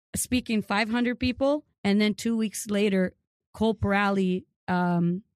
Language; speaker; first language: English; early bilingual, other home language; Ukrainian